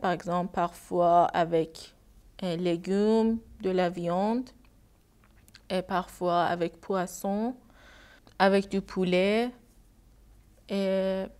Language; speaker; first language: French; non-native, learner; Persian